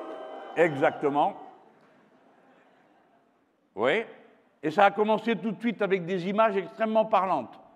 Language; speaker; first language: French; native; French